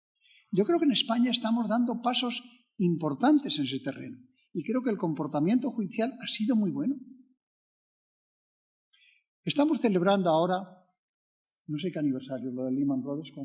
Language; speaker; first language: Spanish; native; Spanish